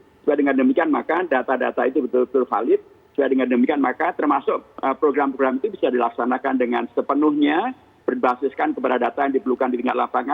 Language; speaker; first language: Indonesian; native; Indonesian